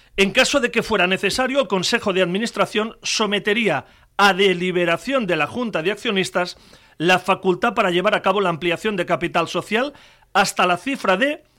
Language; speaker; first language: Spanish; non-native, local second language; Catalan